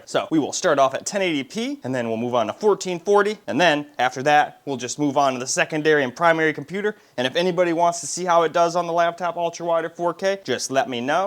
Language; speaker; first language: English; native; English